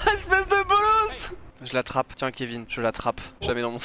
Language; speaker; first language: French; native; French